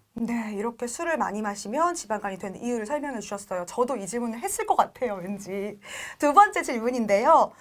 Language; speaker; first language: Korean; native; Korean